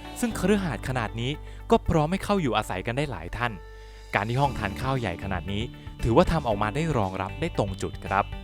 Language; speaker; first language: Thai; native; Thai